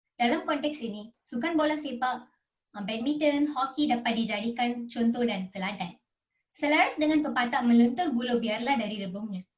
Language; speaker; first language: Malay; non-native, local second language; Tamil